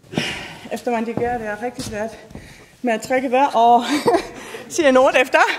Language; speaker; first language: Danish; non-native, fluent; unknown